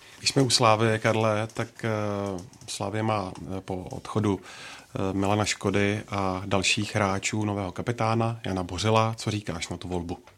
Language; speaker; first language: Czech; native; Czech